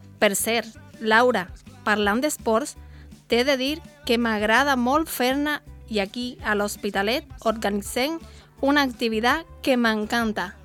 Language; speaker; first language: Catalan; non-native, learner; Spanish